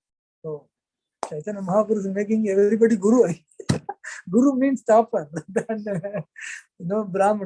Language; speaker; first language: English; non-native, local second language; Hindi